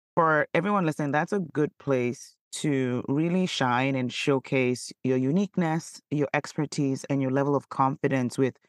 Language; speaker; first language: English; non-native, local second language; Yoruba